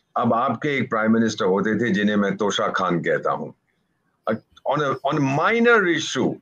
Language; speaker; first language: Hindi; native; Hindi